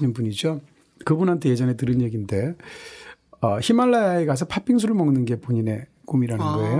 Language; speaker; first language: Korean; native; Korean